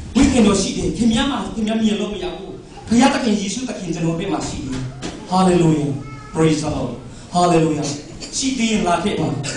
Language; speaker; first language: Burmese; non-native, local second language; Tedim Chin